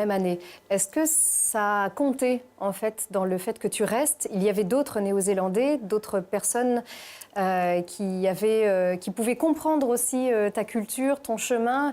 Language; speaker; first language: French; native; French